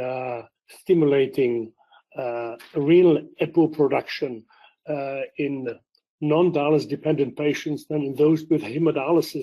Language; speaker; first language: English; non-native, fluent; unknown